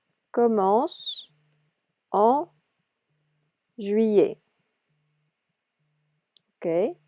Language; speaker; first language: French; non-native, fluent; English